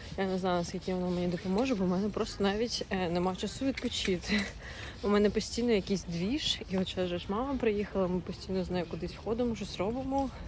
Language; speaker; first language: Ukrainian; non-native, local second language; Russian